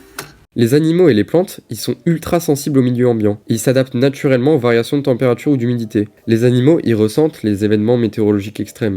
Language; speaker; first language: French; native; French